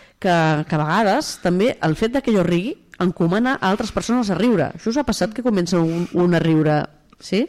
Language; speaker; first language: Catalan; native; Catalan